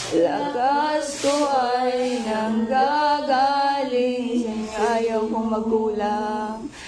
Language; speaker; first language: Filipino; native; Filipino